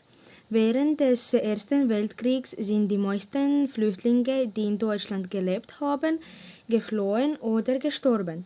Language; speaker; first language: German; non-native, learner; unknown